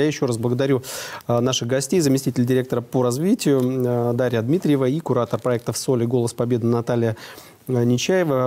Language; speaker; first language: Russian; native; Russian